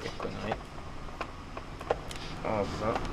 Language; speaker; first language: French; native; French